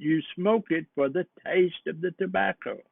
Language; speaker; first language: English; native; English